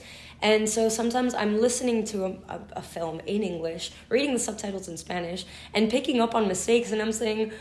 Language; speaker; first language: English; non-native, fluent; Spanish